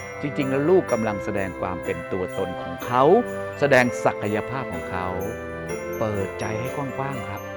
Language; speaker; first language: Thai; native; Thai